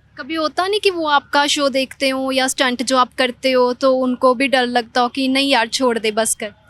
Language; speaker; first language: Hindi; non-native, local second language; Punjabi